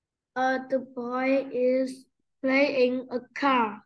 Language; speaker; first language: English; non-native, learner; Vietnamese